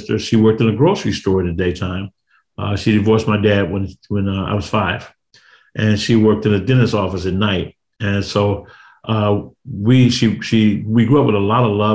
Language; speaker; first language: English; native; English